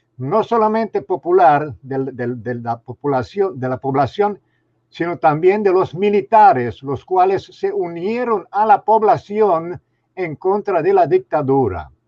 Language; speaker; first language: Spanish; non-native, fluent; Romanian